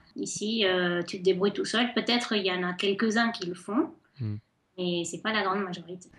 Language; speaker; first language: French; non-native, fluent; Spanish